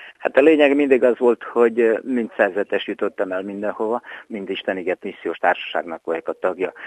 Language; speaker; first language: Hungarian; native; Hungarian